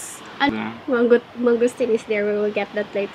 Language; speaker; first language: English; non-native, learner; Cebuano